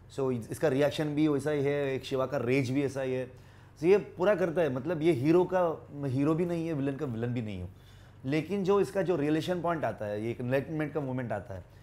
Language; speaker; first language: Hindi; non-native, local second language; Kannada